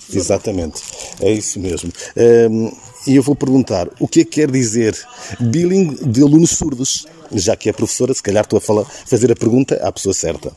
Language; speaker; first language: Portuguese; native; Portuguese